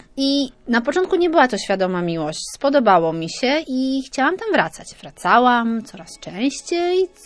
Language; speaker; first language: Polish; native; Polish